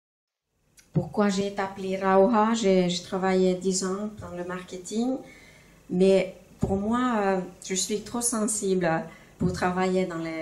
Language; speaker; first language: French; non-native, fluent; Finnish